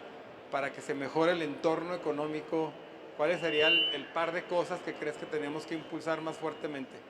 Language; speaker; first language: Spanish; native; Spanish